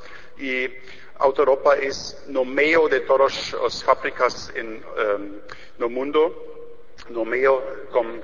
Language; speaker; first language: Portuguese; non-native, learner; German